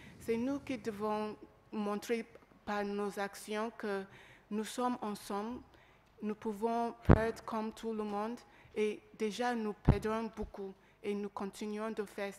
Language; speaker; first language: French; non-native, learner; English